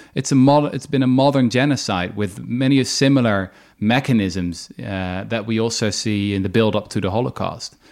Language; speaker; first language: English; non-native, fluent; Dutch